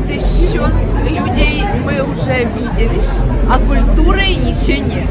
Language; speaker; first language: Polish; non-native, local second language; Ukrainian